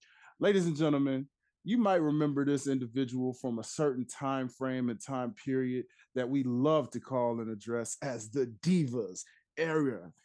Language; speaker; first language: English; native; English